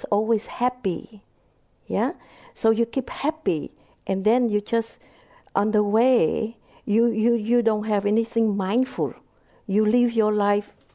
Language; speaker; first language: English; non-native, fluent; Vietnamese